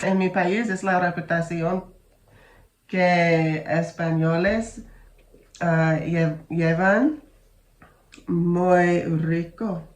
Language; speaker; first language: Spanish; non-native, learner; English